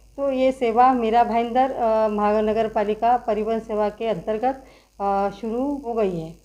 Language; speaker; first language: Hindi; non-native, local second language; Marathi